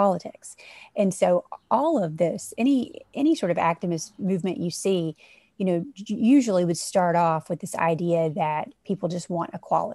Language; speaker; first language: English; native; English